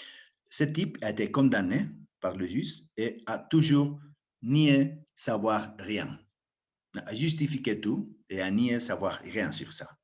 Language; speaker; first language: French; non-native, fluent; Spanish